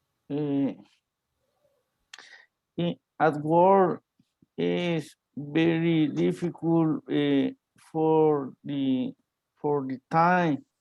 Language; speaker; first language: English; non-native, learner; Spanish